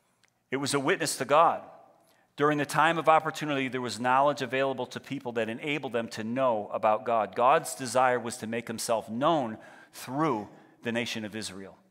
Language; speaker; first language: English; native; English